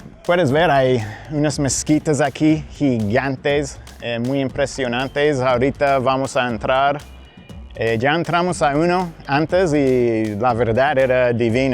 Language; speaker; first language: Spanish; non-native, fluent; English